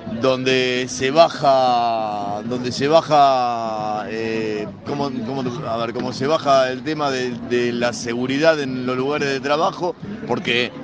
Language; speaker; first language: Spanish; native; Spanish